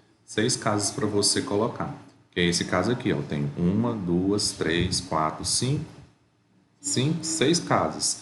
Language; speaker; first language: Portuguese; native; Portuguese